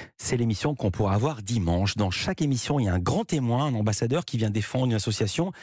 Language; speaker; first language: French; native; French